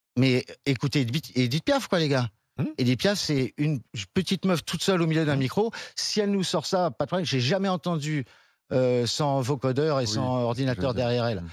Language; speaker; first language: French; native; French